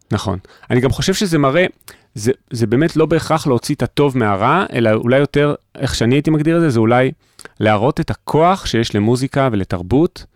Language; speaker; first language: Hebrew; native; Hebrew